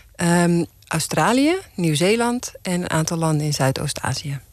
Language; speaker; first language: Dutch; native; Dutch